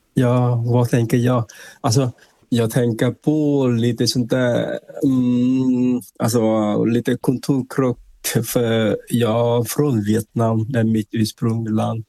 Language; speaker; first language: Swedish; non-native, fluent; Vietnamese